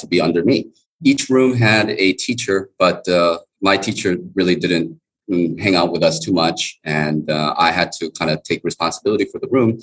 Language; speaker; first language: English; early bilingual, other home language; Korean